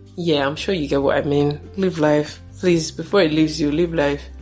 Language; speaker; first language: English; non-native, local second language; Yoruba